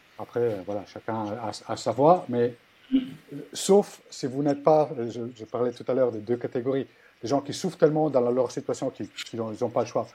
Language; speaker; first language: French; non-native, fluent; Italian